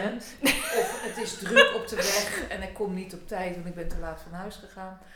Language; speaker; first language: Dutch; native; Dutch